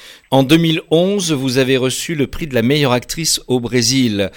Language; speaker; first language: French; native; French